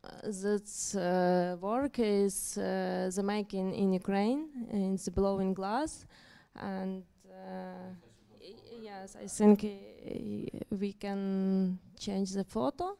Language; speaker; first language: English; non-native, learner; Ukrainian